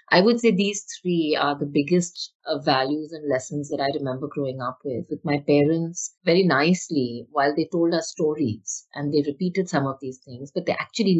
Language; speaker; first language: English; non-native, local second language; Hindi